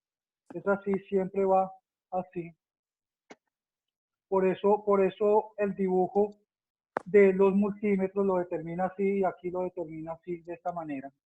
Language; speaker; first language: Spanish; native; Spanish